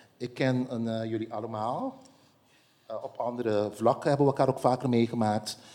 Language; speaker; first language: Dutch; non-native, local second language; Papiamento